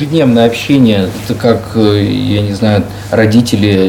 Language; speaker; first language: Russian; native; Russian